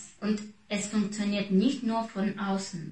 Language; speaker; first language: German; non-native, fluent; Russian